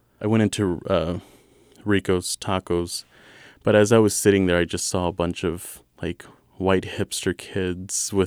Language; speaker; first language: English; native; English